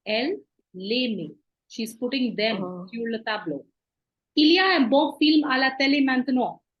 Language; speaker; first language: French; non-native, fluent; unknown